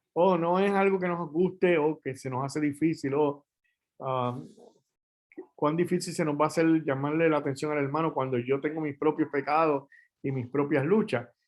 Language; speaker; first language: Spanish; native; Spanish